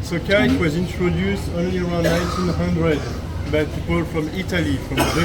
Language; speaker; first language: English; non-native, fluent; French